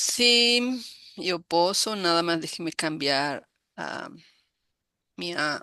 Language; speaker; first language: Portuguese; non-native, learner; Spanish